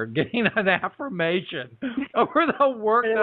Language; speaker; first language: English; native; English